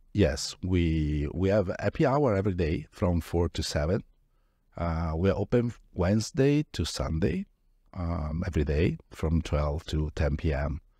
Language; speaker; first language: English; non-native, fluent; Italian